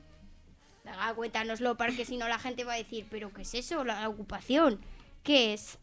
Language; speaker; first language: Spanish; native; Spanish